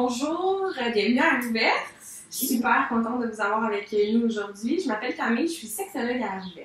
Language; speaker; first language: French; native; French